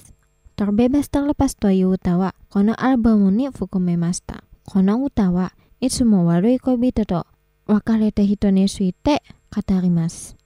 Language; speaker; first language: Japanese; non-native, fluent; Indonesian